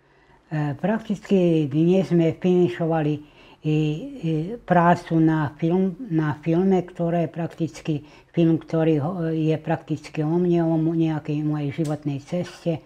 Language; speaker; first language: Slovak; native; Slovak